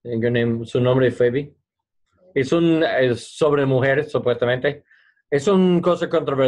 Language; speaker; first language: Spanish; non-native, learner; English